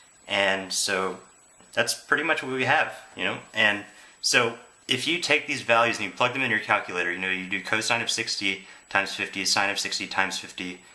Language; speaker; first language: English; native; English